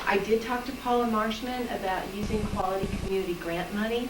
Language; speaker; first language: English; native; English